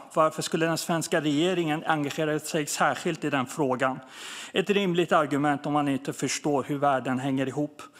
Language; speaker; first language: Swedish; early bilingual, other home language; Persian